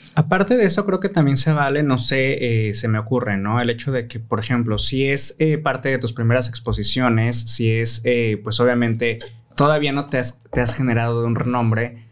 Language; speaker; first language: Spanish; native; Spanish